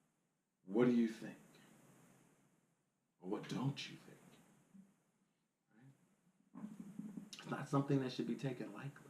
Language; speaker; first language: English; native; English